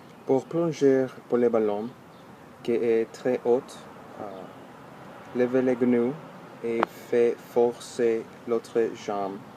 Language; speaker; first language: French; non-native, learner; English